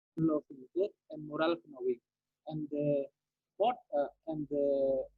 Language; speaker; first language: English; non-native, learner; Indonesian